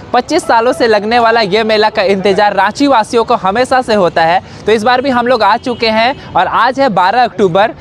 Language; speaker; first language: Hindi; native; Hindi